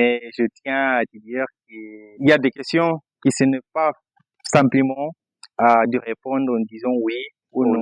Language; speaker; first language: French; non-native, fluent; Portuguese